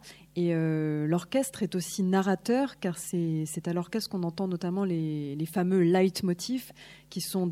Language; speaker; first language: French; native; French